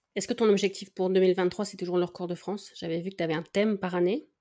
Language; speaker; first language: French; native; French